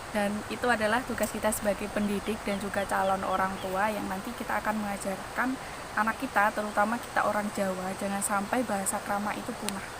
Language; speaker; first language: Indonesian; non-native, local second language; Javanese